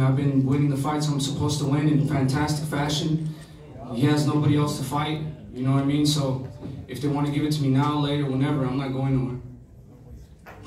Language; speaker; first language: English; early bilingual, other home language; Spanish